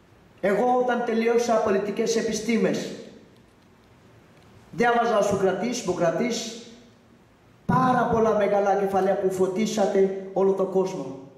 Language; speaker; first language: Greek; non-native, learner; Urdu